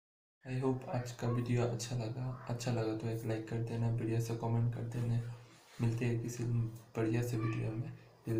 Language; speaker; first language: Hindi; non-native, local second language; Bangla